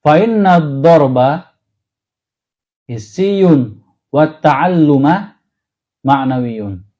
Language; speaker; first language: Arabic; non-native, fluent; Indonesian